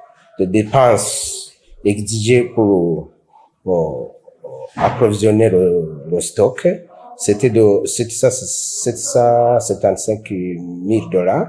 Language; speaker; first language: French; non-native, local second language; Rundi